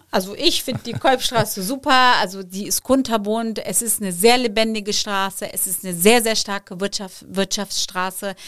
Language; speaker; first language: German; early bilingual, other home language; Turkish